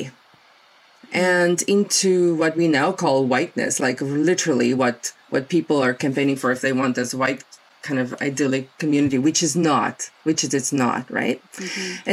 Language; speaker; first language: English; non-native, local second language; Afrikaans